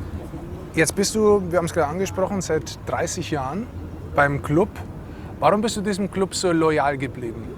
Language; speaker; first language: German; native; German